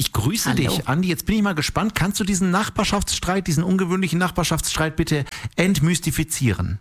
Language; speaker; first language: German; native; German